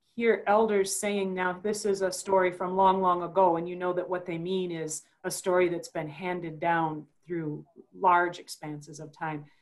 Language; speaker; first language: English; native; English